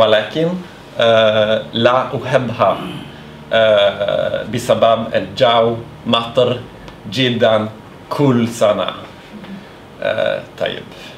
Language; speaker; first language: Arabic; non-native, learner; Norwegian